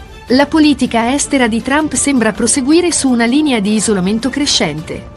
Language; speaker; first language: Italian; native; Italian